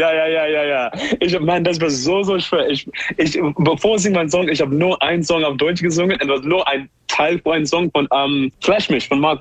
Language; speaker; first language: German; non-native, learner; English